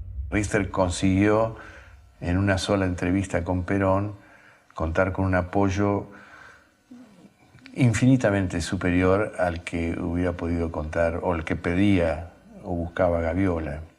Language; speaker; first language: Spanish; native; Spanish